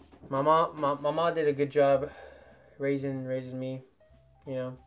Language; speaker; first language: English; early bilingual, other home language; Spanish